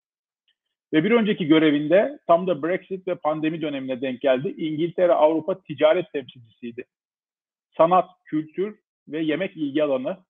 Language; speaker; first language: Turkish; native; Turkish